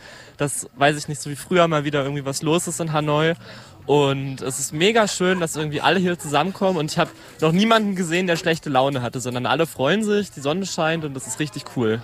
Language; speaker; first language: German; native; German